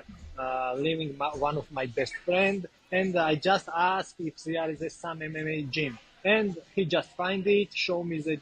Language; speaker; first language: English; non-native, learner; Georgian